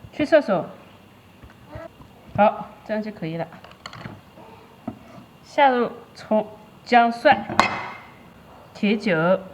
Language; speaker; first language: Chinese; native; Chinese